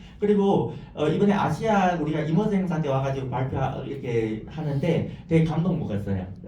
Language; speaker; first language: Korean; non-native, fluent; Chinese